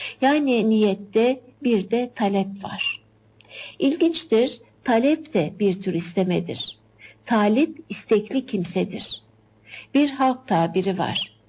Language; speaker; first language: Turkish; native; Turkish